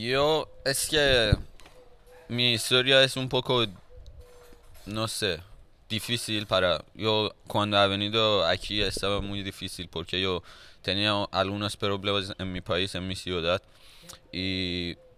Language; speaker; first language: Spanish; non-native, learner; Persian